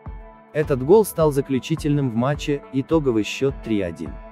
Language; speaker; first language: Russian; native; Russian